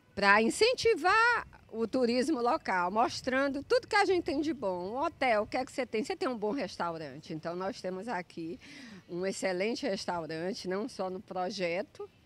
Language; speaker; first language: Portuguese; native; Portuguese